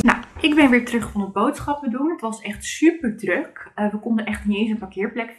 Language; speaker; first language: Dutch; native; Dutch